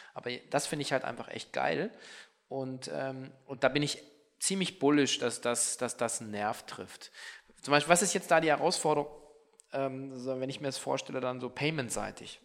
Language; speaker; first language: German; native; German